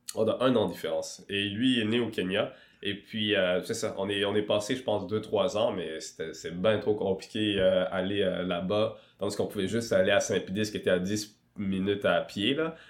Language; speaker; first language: French; early bilingual, other home language; Swahili